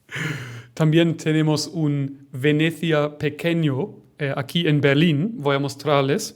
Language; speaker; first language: Spanish; non-native, fluent; German